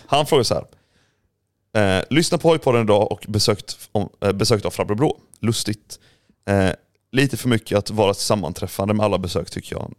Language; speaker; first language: Swedish; native; Swedish